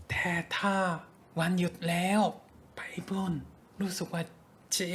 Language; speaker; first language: Thai; non-native, fluent; Japanese